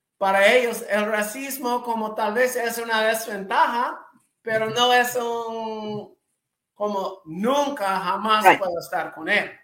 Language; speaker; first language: Spanish; non-native, fluent; English